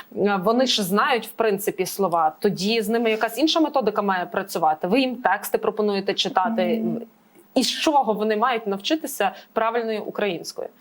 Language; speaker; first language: Ukrainian; native; Ukrainian